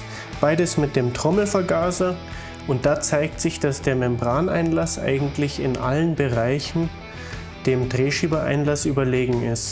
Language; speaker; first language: German; native; German